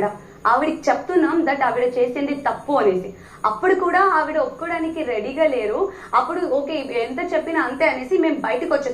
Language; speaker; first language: Telugu; native; Telugu